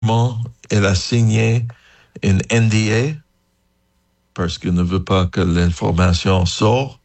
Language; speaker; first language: French; non-native, fluent; English